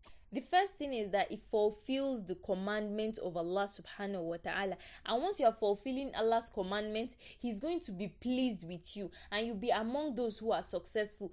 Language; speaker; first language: English; non-native, local second language; Yoruba